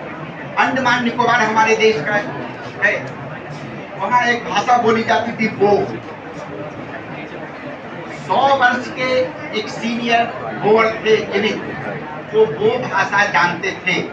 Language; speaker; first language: Hindi; native; Hindi